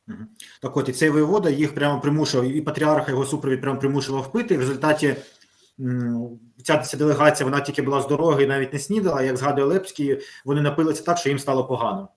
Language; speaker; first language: Ukrainian; native; Ukrainian